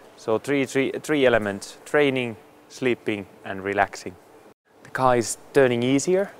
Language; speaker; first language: English; non-native, fluent; Finnish